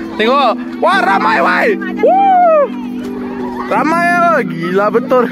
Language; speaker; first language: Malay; non-native, local second language; Chinese